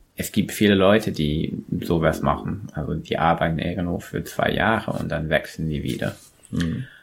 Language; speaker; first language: German; non-native, fluent; English